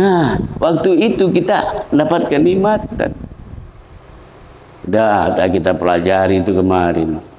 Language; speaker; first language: Indonesian; native; Indonesian